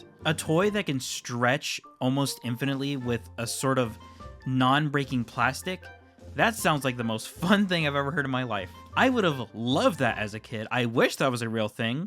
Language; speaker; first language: English; native; English